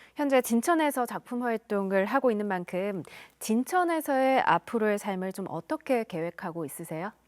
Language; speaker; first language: Korean; native; Korean